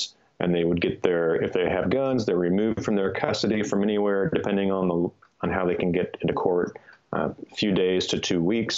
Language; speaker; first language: English; native; English